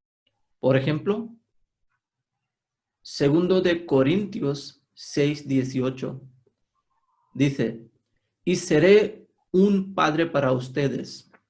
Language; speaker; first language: Spanish; non-native, fluent; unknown